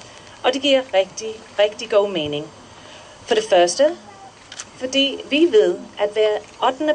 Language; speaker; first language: Danish; non-native, fluent; English